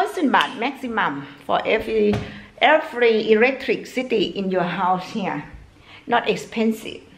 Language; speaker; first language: English; non-native, learner; Thai